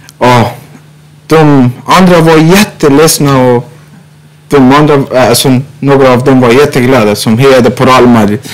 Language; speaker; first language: Swedish; non-native, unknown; Persian